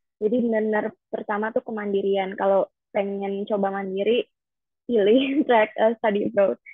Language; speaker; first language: Indonesian; native; Indonesian